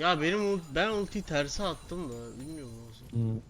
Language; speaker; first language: Turkish; native; Turkish